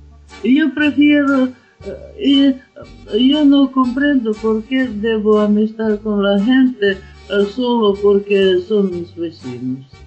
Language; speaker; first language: Spanish; non-native, learner; Ukrainian